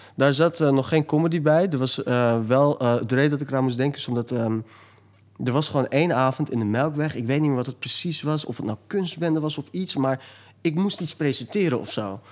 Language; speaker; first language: Dutch; early bilingual, other home language; Turkish